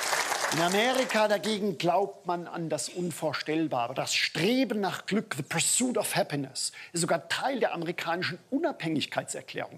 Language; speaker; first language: German; native; German